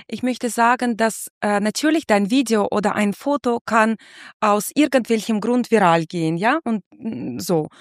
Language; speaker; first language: German; non-native, fluent; Russian